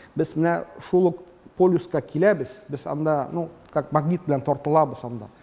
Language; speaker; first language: Tatar; early bilingual, heritage; Tatar